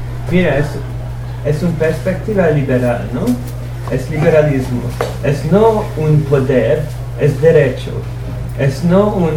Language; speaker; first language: Spanish; non-native, learner; Italian